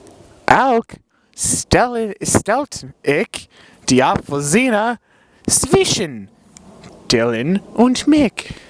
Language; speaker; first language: German; non-native, learner; English